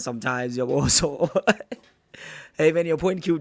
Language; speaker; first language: English; non-native, local second language; Zulu